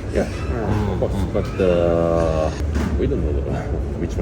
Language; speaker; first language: English; non-native, learner; Japanese